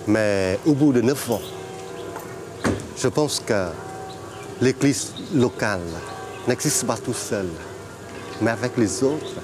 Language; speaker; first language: French; non-native, fluent; Vietnamese